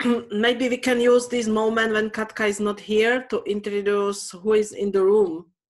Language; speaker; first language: English; non-native, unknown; Slovak